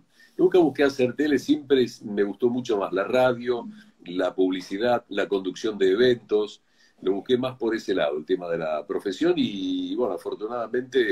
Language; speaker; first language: Spanish; native; Spanish